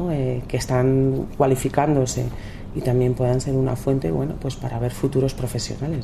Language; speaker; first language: Spanish; native; Spanish